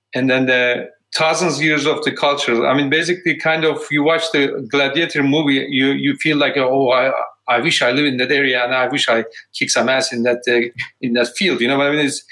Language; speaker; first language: English; non-native, fluent; Turkish